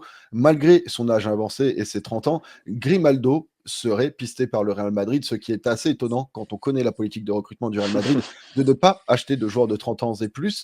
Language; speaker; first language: French; native; French